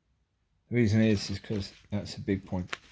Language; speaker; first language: English; native; English